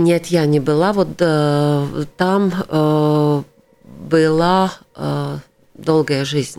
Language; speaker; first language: Russian; non-native, local second language; Latvian